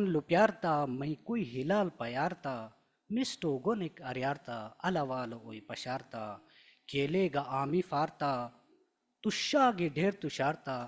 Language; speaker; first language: Hindi; non-native, local second language; Shina